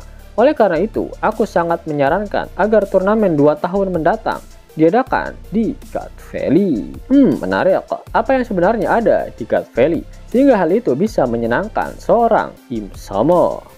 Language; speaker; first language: Indonesian; native; Indonesian